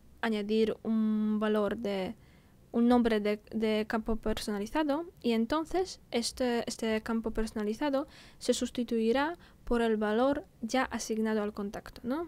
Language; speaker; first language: Spanish; non-native, fluent; Polish